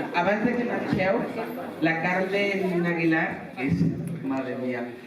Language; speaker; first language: Spanish; native; Spanish